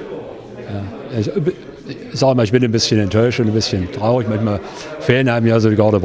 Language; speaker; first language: German; native; German